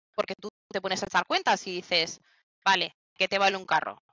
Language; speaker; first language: Spanish; native; Spanish